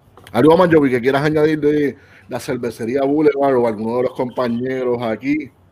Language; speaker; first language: Spanish; native; Spanish